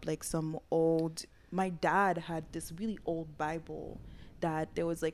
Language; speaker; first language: English; non-native, fluent; Haitian Creole